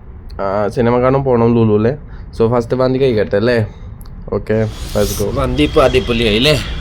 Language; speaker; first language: Malayalam; non-native, local second language; Assamese